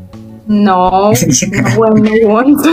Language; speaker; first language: English; non-native, learner; Russian